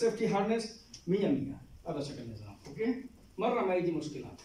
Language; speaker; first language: Arabic; non-native, learner; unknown